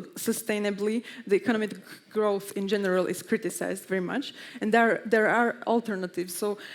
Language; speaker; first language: English; non-native, fluent; Slovak